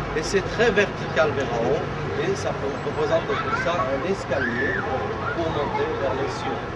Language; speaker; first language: French; non-native, fluent; Spanish